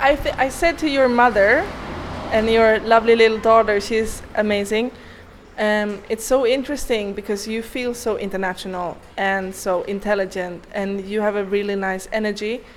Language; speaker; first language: English; non-native, fluent; Swedish